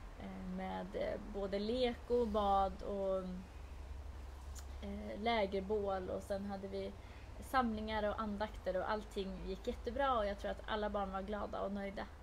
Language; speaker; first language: Swedish; native; Swedish